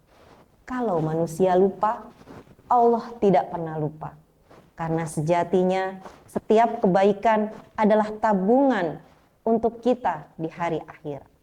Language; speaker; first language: Indonesian; native; Indonesian